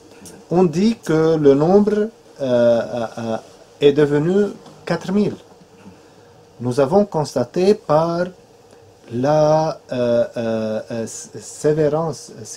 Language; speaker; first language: French; non-native, fluent; Arabic